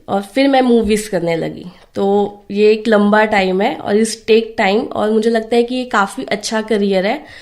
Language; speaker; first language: Hindi; non-native, local second language; Marathi